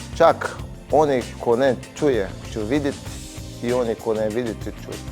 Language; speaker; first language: Bosnian; non-native, fluent; Portuguese